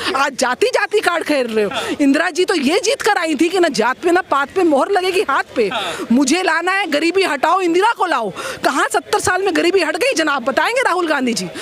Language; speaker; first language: Hindi; native; Hindi